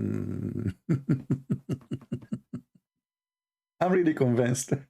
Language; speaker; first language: English; non-native, fluent; Arabic